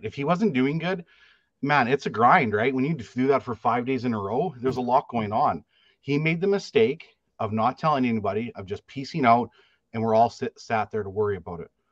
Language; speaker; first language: English; native; English